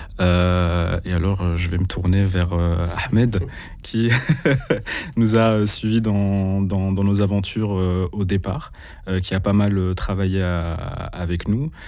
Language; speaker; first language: French; native; French